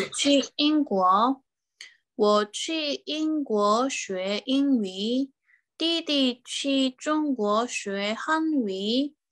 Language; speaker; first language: Chinese; non-native, learner; Korean